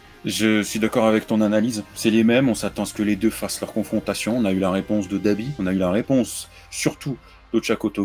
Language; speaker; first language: French; native; French